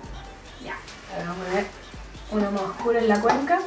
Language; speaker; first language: Spanish; native; Spanish